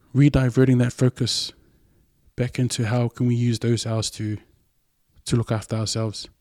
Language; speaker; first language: English; non-native, local second language; Samoan